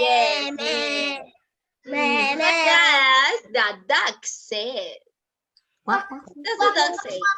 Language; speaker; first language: English; non-native, fluent; Spanish